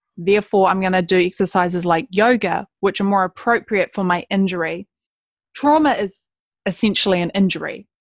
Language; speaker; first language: English; native; English